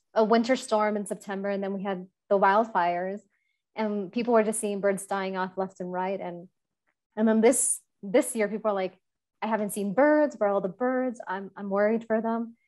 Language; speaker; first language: English; native; English